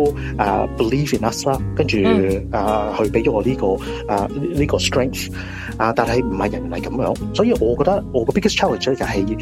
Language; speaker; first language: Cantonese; early bilingual, heritage; Cantonese